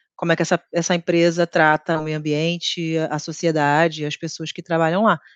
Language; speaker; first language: Portuguese; native; Portuguese